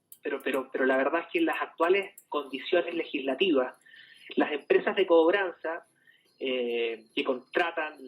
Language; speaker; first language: Spanish; native; Spanish